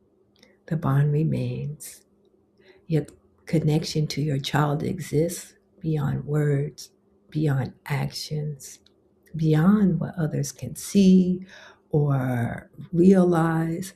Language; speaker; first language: English; native; English